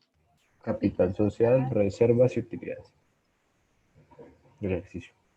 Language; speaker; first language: Spanish; native; Spanish